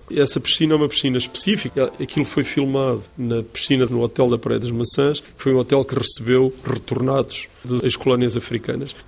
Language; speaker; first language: Portuguese; native; Portuguese